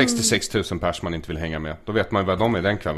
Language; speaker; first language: Swedish; native; Swedish